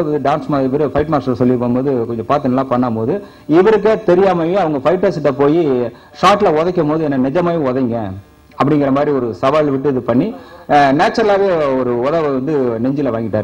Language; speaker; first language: Tamil; native; Tamil